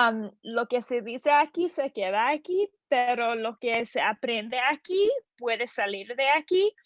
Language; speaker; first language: Spanish; non-native, learner; English